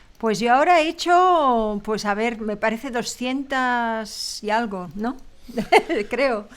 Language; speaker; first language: Spanish; native; Spanish